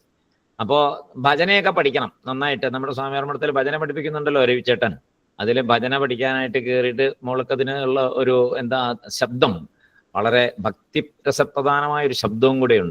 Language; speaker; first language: Malayalam; native; Malayalam